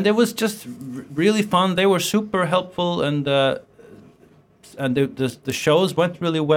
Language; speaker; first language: English; non-native, fluent; Faroese